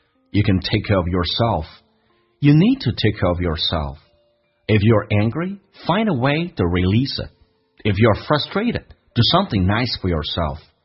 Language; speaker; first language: English; non-native, fluent; Chinese